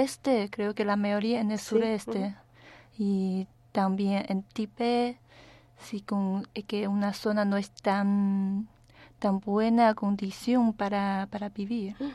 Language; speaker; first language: Spanish; non-native, fluent; Chinese